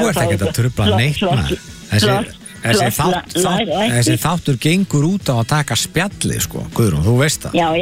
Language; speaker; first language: Icelandic; native; Icelandic